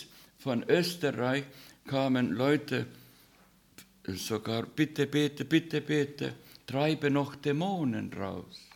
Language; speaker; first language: German; non-native, fluent; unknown